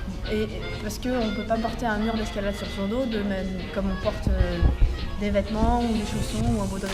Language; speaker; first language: French; native; French